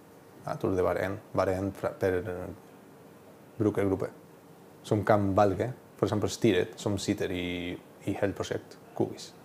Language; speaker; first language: Norwegian; non-native, learner; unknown